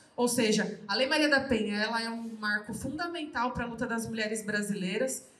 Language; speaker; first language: Portuguese; native; Portuguese